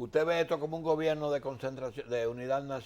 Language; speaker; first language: Spanish; native; Spanish